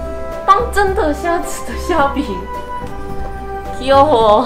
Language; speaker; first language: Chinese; non-native, fluent; Korean